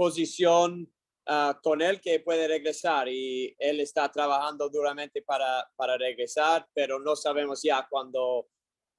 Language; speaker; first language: Spanish; non-native, learner; English